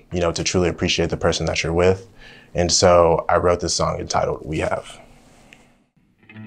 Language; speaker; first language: English; native; English